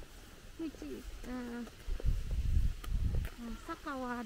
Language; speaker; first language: Japanese; non-native, learner; Indonesian